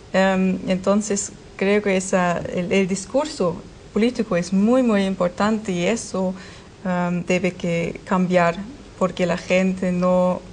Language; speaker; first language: Spanish; non-native, fluent; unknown